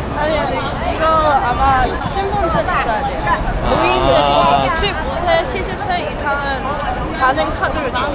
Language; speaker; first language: Korean; non-native, fluent; Cantonese